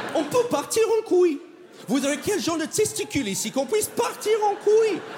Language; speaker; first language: French; non-native, fluent; English